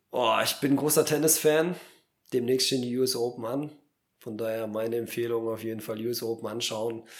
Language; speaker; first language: German; early bilingual, other home language; Polish